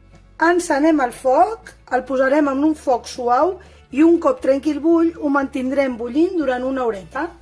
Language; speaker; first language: Catalan; native; Catalan